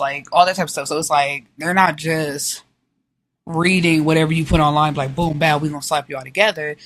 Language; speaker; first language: English; native; English